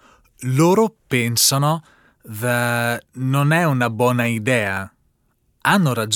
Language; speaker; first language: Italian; non-native, learner; English